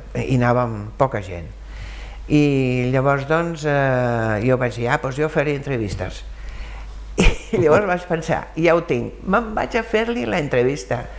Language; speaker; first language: Catalan; early bilingual, other home language; German